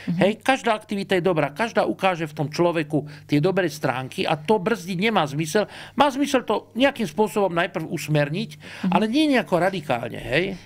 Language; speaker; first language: Slovak; native; Slovak